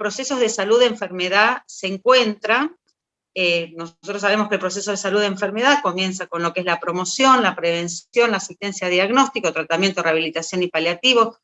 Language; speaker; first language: Spanish; native; Spanish